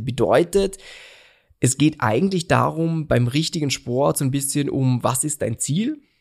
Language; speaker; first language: German; native; German